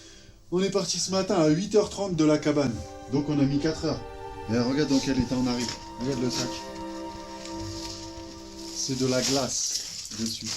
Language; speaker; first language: French; native; French